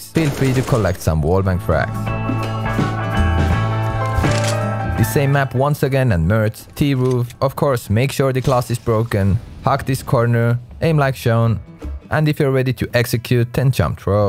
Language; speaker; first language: English; non-native, fluent; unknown